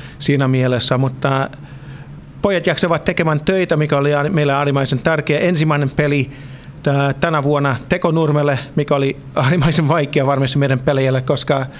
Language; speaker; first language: Finnish; non-native, fluent; English